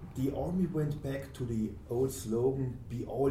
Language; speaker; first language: English; non-native, fluent; German